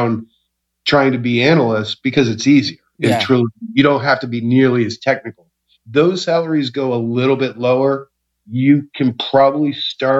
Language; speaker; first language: English; native; English